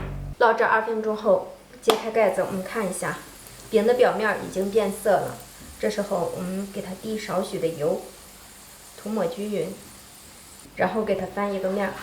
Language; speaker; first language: Chinese; native; Chinese